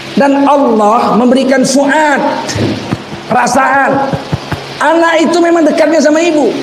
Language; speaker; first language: Indonesian; native; Indonesian